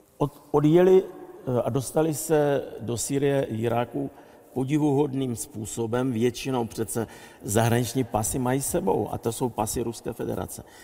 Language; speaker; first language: Czech; non-native, fluent; Russian